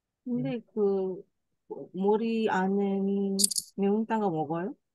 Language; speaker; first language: Korean; non-native, learner; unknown